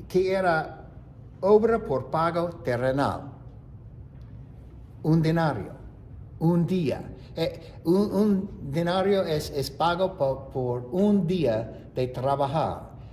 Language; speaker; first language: Spanish; non-native, fluent; English